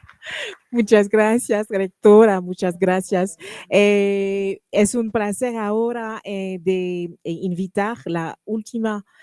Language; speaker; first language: Spanish; non-native, learner; French